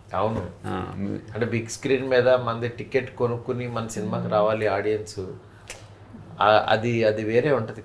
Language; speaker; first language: Telugu; native; Telugu